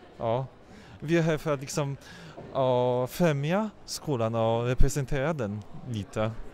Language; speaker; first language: Swedish; non-native, fluent; Polish